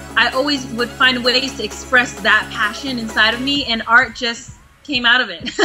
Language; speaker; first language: English; native; English